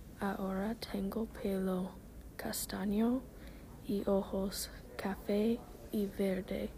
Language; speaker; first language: Spanish; non-native, learner; English